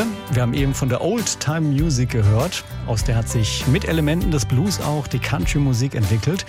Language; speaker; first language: German; native; German